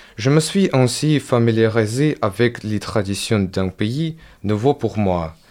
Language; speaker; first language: French; non-native, learner; Ukrainian